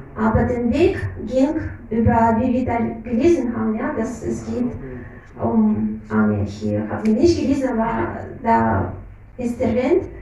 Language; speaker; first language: German; non-native, fluent; Russian